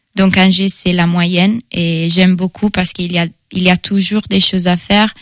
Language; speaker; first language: French; non-native, fluent; Italian